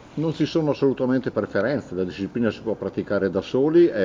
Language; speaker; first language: Italian; native; Italian